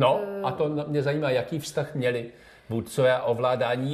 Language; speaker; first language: Czech; native; Czech